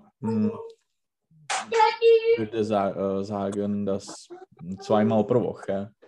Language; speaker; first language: German; non-native, learner; Czech